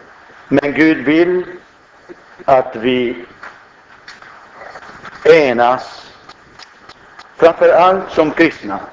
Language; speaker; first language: Swedish; non-native, fluent; Arabic